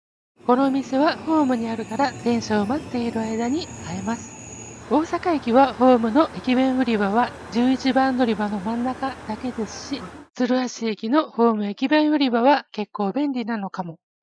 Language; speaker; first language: Japanese; native; Japanese